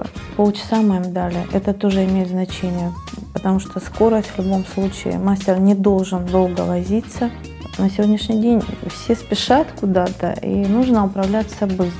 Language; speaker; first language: Russian; native; Russian